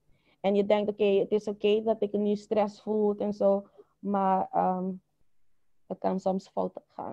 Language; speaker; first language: Dutch; non-native, local second language; Papiamento